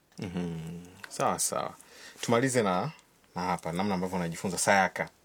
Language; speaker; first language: Swahili; native; Swahili